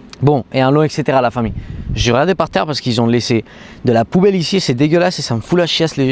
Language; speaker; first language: French; native; French